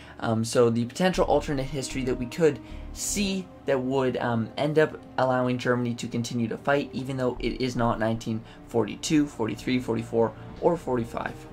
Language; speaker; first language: English; native; English